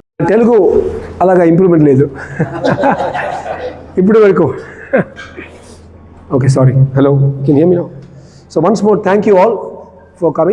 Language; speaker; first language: Telugu; non-native, learner; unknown